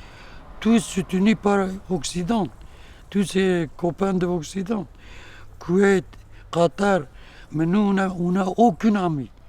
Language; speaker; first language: French; non-native, learner; Kurdish